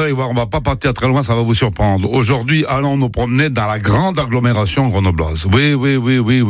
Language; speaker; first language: French; native; French